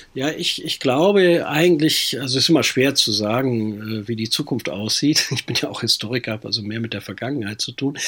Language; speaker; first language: German; native; German